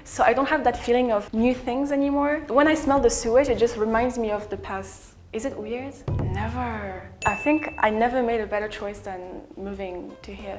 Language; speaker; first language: English; non-native, fluent; French